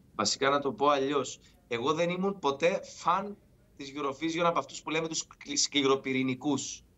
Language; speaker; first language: Greek; native; Greek